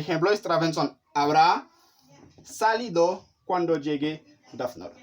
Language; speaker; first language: Spanish; non-native, fluent; Haitian Creole